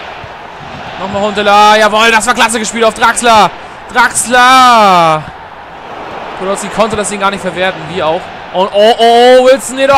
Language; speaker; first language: German; native; German